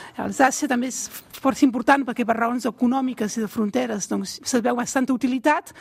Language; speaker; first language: Catalan; non-native, local second language; French